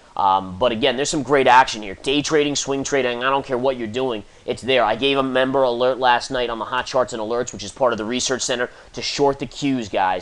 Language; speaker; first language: English; native; English